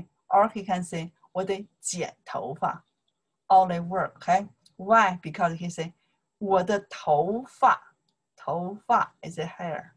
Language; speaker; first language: English; non-native, learner; Chinese